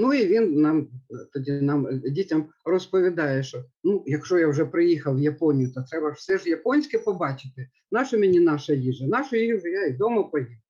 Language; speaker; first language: Ukrainian; native; Ukrainian